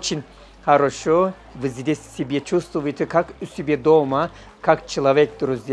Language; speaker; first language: Russian; non-native, learner; Turkish